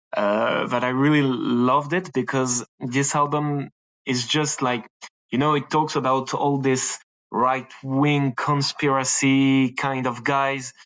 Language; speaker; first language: English; non-native, fluent; French